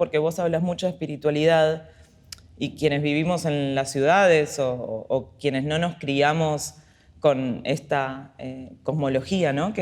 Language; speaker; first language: Spanish; native; Spanish